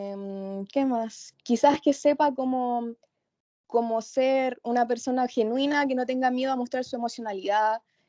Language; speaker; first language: Spanish; native; Spanish